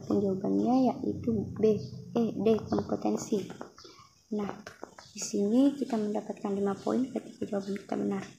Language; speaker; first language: Indonesian; native; Indonesian